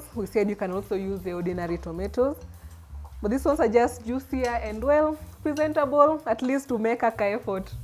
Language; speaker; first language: English; non-native, local second language; Swahili